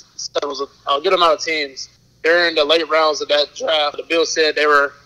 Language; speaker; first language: English; native; English